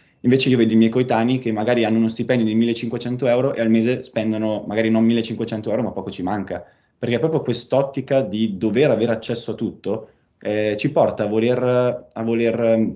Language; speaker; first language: Italian; native; Italian